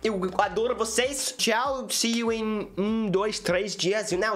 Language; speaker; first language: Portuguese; non-native, learner; English